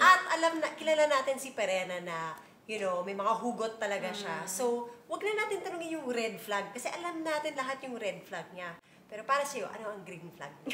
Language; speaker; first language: Filipino; non-native, local second language; English